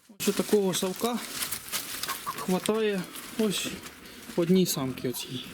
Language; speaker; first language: Ukrainian; native; Ukrainian